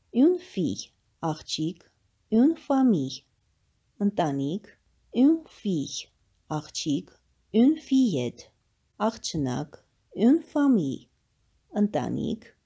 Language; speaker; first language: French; non-native, fluent; Armenian